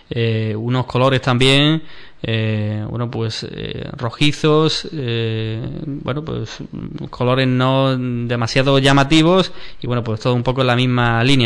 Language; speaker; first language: Spanish; native; Spanish